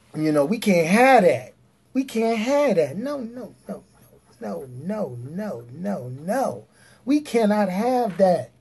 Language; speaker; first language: English; native; English